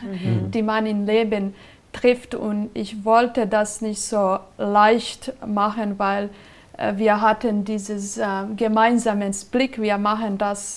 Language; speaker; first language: German; non-native, fluent; Serbian